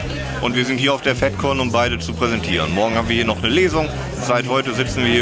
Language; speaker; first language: German; native; German